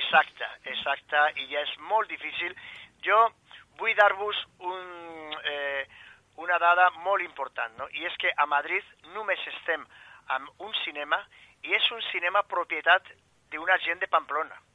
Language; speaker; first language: Catalan; non-native, fluent; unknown